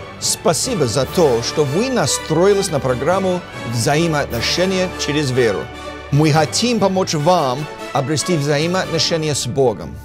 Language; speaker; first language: Russian; non-native, fluent; English